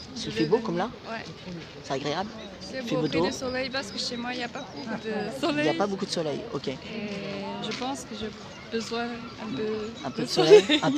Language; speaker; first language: French; non-native, learner; Chinese